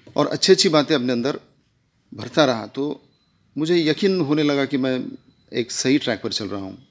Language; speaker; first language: Hindi; non-native, local second language; Marathi